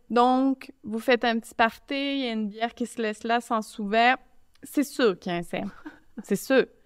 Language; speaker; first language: French; native; French